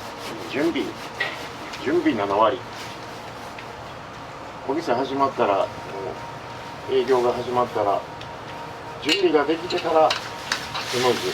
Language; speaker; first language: Japanese; native; Japanese